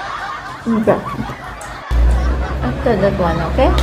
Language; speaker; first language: English; non-native, local second language; Filipino